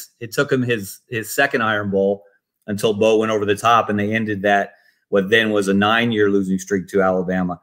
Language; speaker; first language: English; native; English